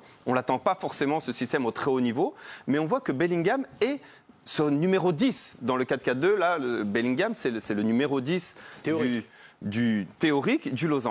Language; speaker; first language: French; native; French